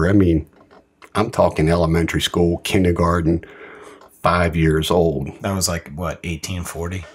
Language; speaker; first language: English; native; English